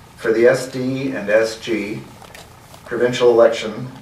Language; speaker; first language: English; native; English